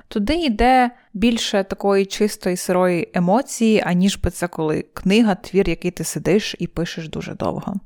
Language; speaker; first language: Ukrainian; native; Ukrainian